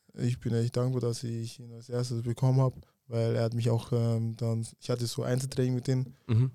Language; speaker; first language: German; early bilingual, other home language; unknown